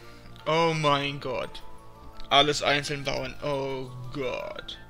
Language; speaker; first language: German; native; German